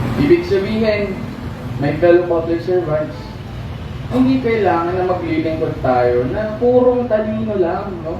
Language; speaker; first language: Filipino; non-native, local second language; Pangasinan